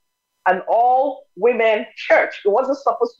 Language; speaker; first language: English; non-native, local second language; Yoruba